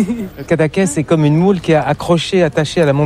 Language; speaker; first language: French; native; French